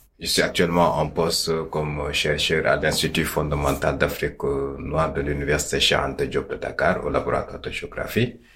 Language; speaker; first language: French; non-native, local second language; Wolof